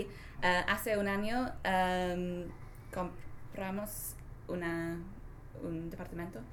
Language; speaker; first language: Spanish; non-native, learner; English